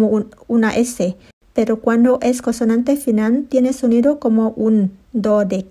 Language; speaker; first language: Spanish; non-native, fluent; Thai